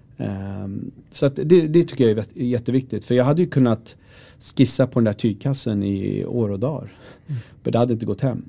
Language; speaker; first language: Swedish; early bilingual, other home language; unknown